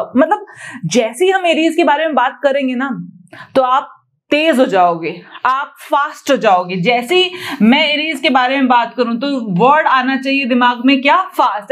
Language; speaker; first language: Hindi; native; Hindi